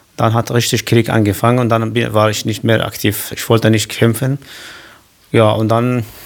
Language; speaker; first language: German; non-native, learner; Kurdish